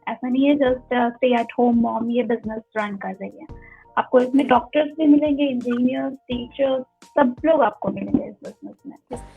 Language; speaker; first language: Hindi; native; Hindi